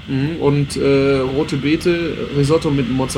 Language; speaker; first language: German; native; German